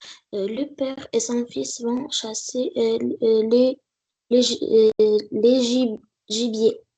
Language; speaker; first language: French; non-native, learner; Arabic